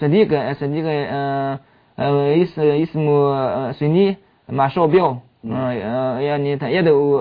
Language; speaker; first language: Arabic; non-native, learner; Chinese